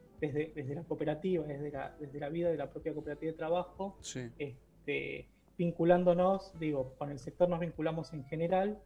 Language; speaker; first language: Spanish; native; Spanish